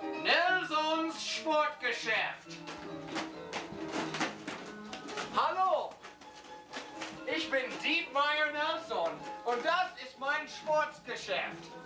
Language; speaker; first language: German; non-native, learner; English